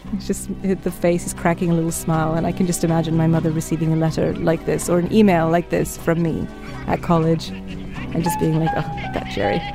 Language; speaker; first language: English; early bilingual, other home language; Spanish